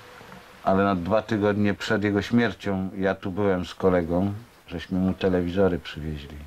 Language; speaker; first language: Polish; native; Polish